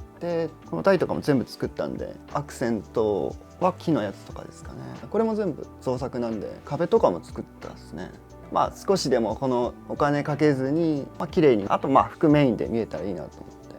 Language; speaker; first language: Japanese; native; Japanese